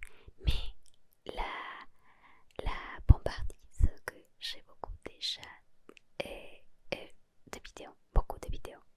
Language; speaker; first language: French; non-native, learner; Spanish